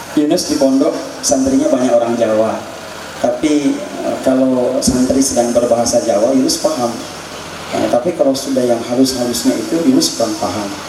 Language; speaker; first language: Indonesian; non-native, local second language; Buginese